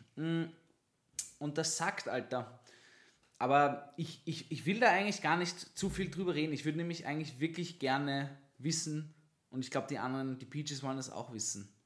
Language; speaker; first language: German; native; German